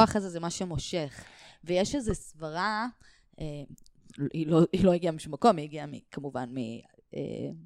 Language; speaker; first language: Hebrew; native; Hebrew